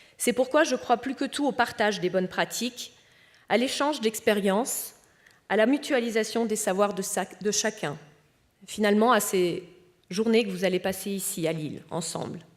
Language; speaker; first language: French; early bilingual, other home language; Romanian